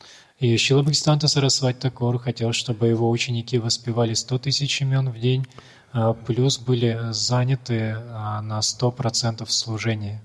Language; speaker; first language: Russian; native; Russian